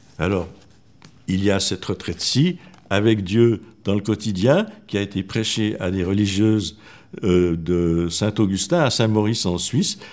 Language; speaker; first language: French; native; French